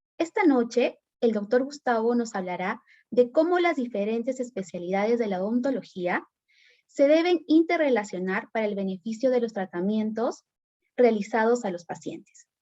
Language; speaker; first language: Spanish; native; Spanish